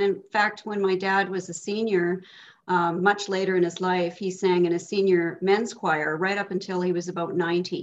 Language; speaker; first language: English; native; English